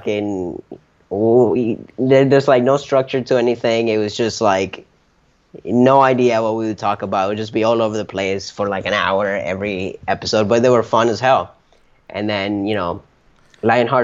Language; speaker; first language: English; early bilingual, other home language; Spanish